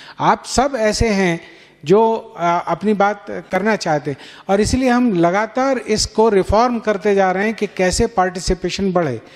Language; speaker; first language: Hindi; native; Hindi